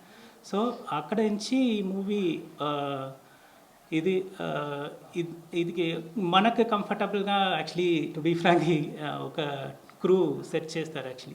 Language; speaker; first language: Telugu; non-native, learner; Tamil